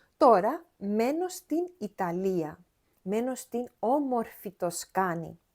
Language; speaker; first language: Greek; native; Greek